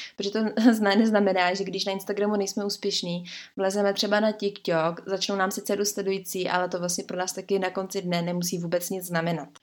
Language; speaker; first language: Czech; native; Czech